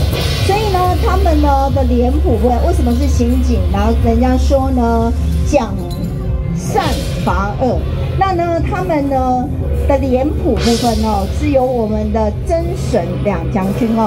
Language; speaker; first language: Chinese; native; Chinese